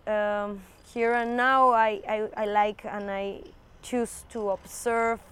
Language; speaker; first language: English; non-native, fluent; Spanish